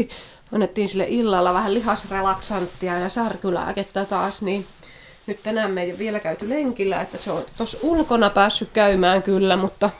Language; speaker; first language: Finnish; native; Finnish